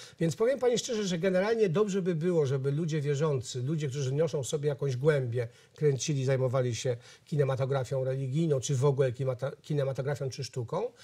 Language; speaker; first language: Polish; native; Polish